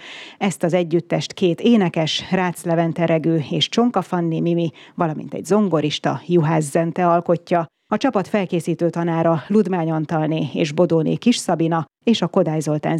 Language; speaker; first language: Hungarian; native; Hungarian